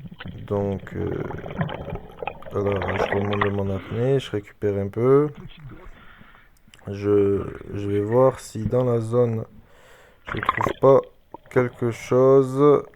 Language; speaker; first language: French; native; French